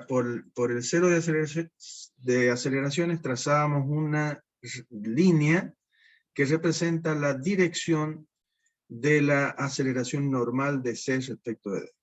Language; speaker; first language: Spanish; native; Spanish